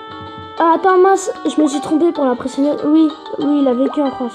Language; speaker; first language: French; native; French